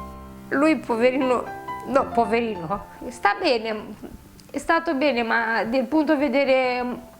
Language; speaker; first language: Italian; non-native, fluent; Romanian